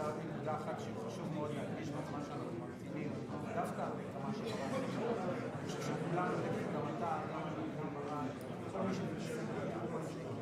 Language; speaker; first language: Hebrew; native; Hebrew